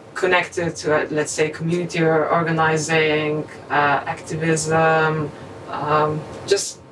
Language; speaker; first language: English; non-native, fluent; Slovenian